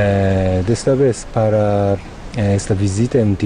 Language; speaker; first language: Portuguese; non-native, fluent; Japanese